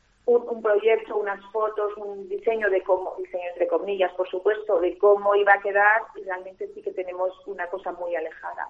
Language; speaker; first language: Spanish; native; Spanish